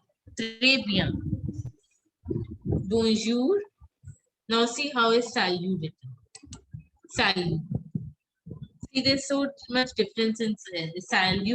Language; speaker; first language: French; non-native, fluent; Hindi